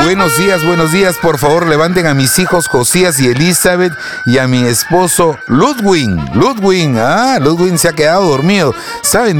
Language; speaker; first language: Spanish; native; Spanish